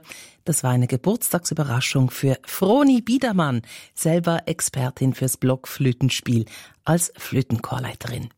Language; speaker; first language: German; native; German